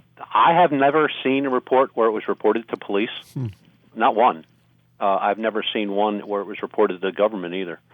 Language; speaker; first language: English; native; English